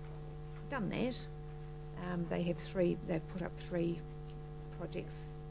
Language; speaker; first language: English; native; English